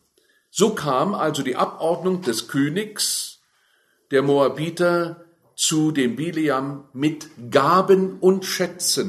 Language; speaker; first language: German; native; German